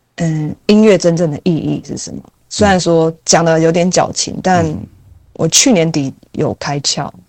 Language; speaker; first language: Chinese; native; Chinese